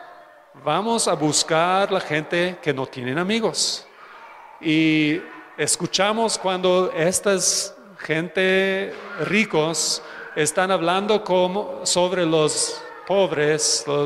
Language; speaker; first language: Spanish; non-native, fluent; English